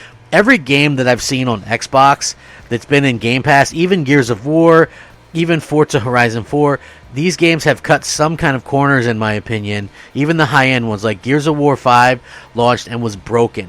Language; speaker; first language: English; native; English